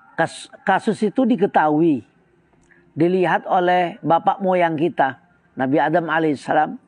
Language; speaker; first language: Indonesian; non-native, local second language; Madurese